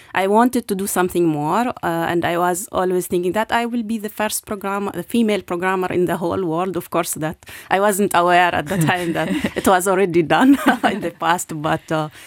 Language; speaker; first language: English; non-native, fluent; Arabic